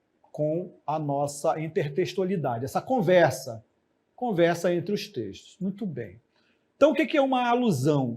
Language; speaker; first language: Portuguese; native; Portuguese